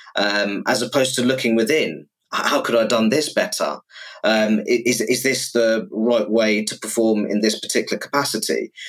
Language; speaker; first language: English; native; English